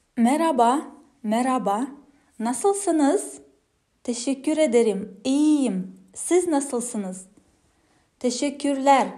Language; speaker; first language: Turkish; non-native, fluent; Kazakh